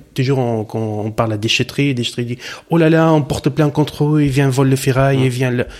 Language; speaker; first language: French; non-native, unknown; Arabic